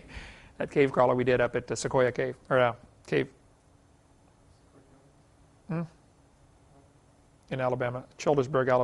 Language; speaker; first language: English; native; English